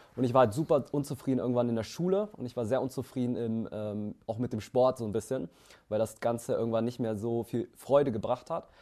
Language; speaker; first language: German; early bilingual, other home language; Vietnamese